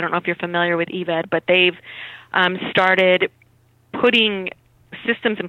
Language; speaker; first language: English; native; English